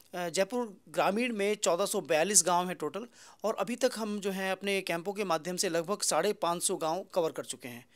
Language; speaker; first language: Hindi; native; Hindi